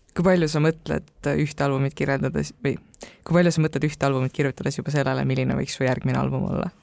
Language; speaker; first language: Estonian; native; Estonian